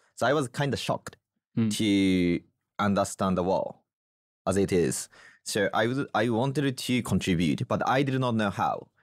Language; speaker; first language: English; non-native, fluent; Japanese